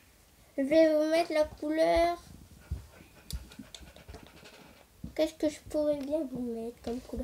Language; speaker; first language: French; native; French